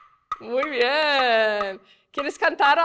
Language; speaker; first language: Spanish; non-native, fluent; English